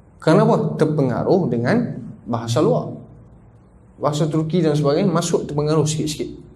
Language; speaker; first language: Malay; native; Malay